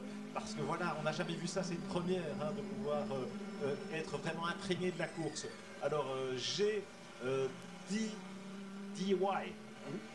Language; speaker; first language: French; native; French